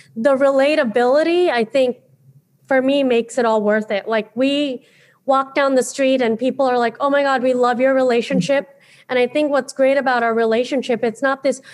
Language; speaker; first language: English; native; English